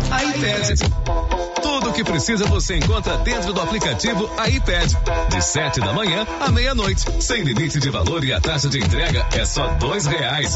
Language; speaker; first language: Portuguese; native; Portuguese